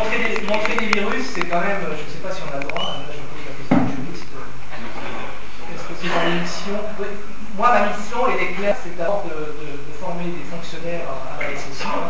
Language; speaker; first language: French; native; French